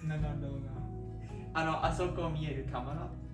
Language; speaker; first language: Japanese; non-native, learner; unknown